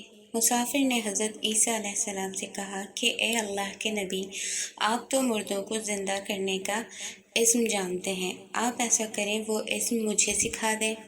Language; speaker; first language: Urdu; native; Urdu